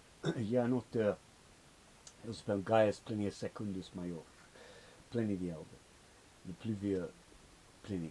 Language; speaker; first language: French; non-native, learner; English